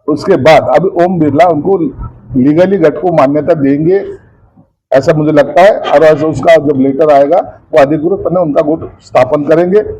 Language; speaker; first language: Hindi; non-native, local second language; Marathi